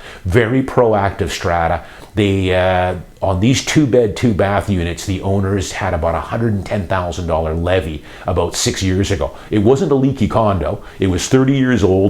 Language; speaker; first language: English; native; English